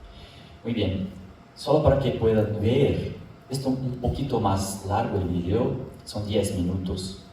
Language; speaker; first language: Spanish; non-native, fluent; Portuguese